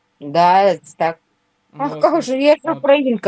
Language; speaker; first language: Ukrainian; non-native, local second language; Russian